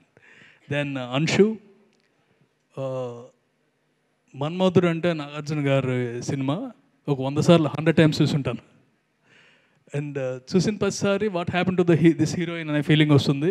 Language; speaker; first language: Telugu; native; Telugu